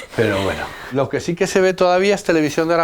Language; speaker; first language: Spanish; native; Spanish